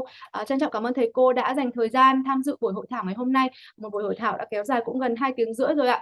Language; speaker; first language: Vietnamese; native; Vietnamese